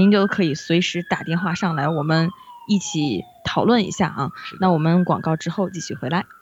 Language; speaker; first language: Chinese; native; Chinese